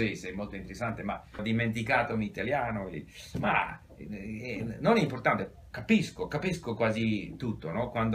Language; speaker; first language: Italian; non-native, fluent; English